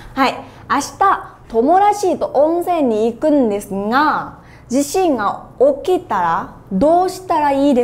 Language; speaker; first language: Japanese; non-native, fluent; Vietnamese